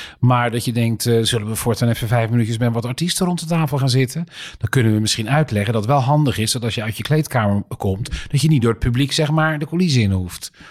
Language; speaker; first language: Dutch; native; Dutch